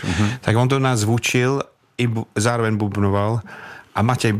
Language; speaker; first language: Czech; non-native, fluent; English